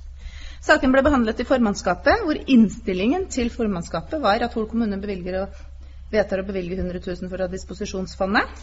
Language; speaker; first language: Norwegian; native; Norwegian